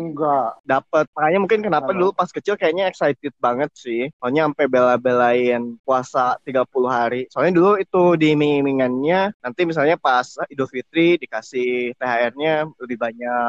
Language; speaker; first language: Indonesian; native; Indonesian